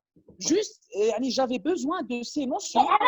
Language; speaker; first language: French; non-native, local second language; Arabic